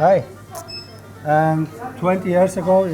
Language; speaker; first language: English; non-native, learner; German